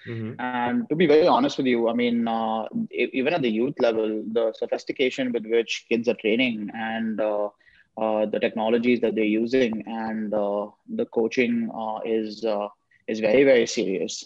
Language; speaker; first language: English; non-native, local second language; Hindi